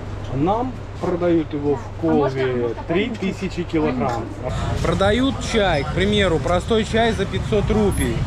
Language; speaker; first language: Russian; native; Russian